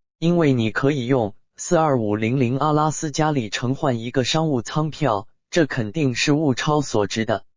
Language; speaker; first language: Chinese; native; Chinese